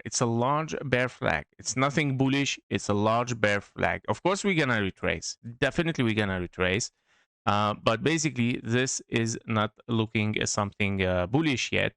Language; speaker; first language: English; non-native, fluent; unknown